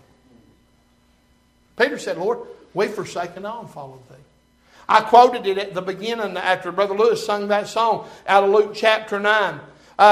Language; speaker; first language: English; native; English